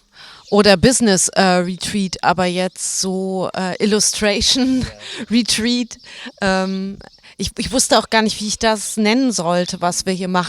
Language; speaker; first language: German; native; German